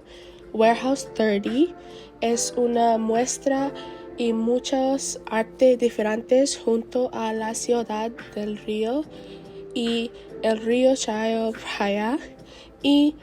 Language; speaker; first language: Spanish; non-native, learner; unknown